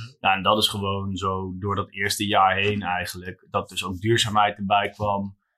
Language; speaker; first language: Dutch; native; Dutch